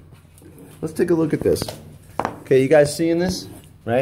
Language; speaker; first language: English; native; English